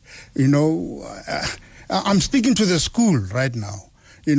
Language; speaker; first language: English; non-native, local second language; Tswana